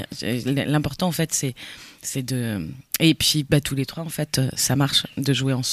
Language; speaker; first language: French; native; French